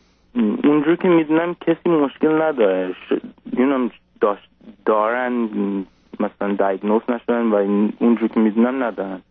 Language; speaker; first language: Persian; early bilingual, heritage; Persian